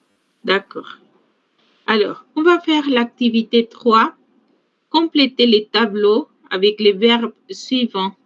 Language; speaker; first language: French; non-native, fluent; Spanish